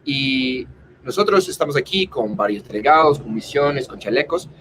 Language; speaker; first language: Spanish; non-native, fluent; English